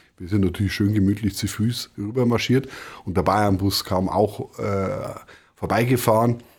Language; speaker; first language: German; native; German